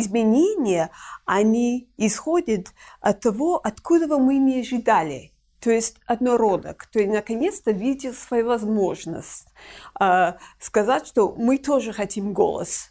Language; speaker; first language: Russian; non-native, fluent; English